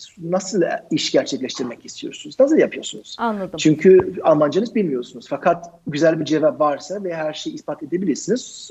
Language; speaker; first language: Turkish; non-native, fluent; German